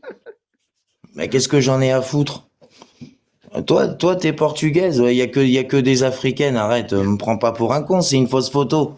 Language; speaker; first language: French; native; French